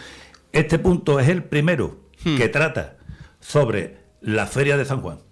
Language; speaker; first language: Spanish; native; Spanish